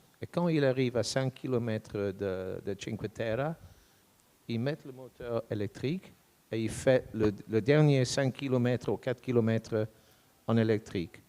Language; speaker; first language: French; non-native, fluent; English